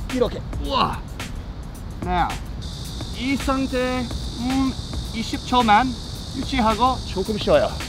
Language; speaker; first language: Korean; non-native, fluent; English